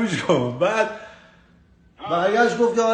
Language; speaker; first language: Persian; native; Persian